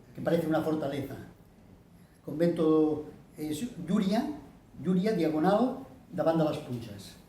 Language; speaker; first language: Spanish; non-native, local second language; Catalan